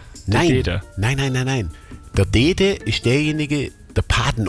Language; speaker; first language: German; native; German